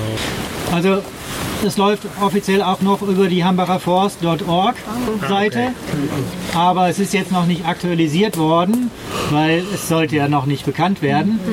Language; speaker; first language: German; native; German